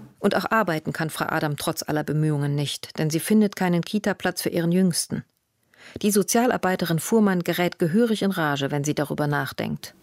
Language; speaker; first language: German; native; German